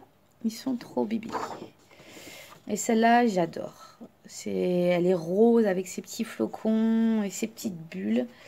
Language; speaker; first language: French; native; French